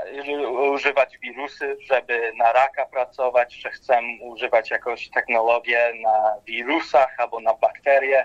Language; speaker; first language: Polish; early bilingual, heritage; Polish